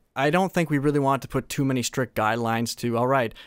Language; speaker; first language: English; native; English